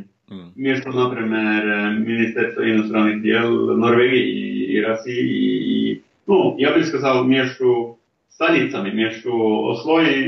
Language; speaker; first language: Russian; non-native, fluent; Norwegian